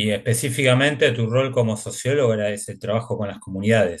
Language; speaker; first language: Spanish; native; Spanish